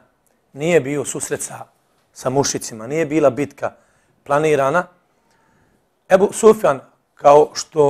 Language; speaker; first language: Serbian; native; Serbian